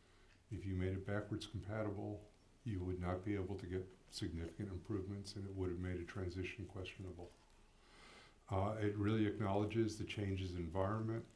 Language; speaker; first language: English; native; English